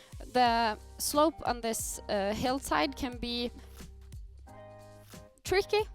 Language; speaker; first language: English; non-native, fluent; Norwegian